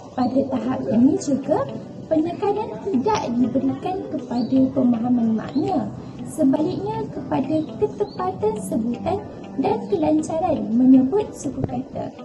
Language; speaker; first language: Malay; native; Malay